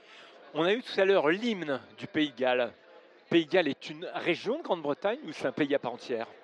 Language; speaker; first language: French; native; French